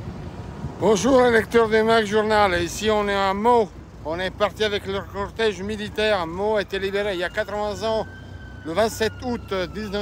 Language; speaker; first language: French; native; French